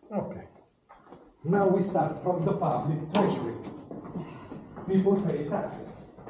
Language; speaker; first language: English; non-native, learner; Italian